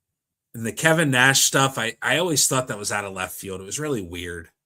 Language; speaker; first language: English; native; English